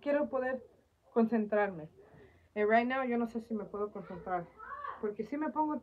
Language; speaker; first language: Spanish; early bilingual, heritage; Spanish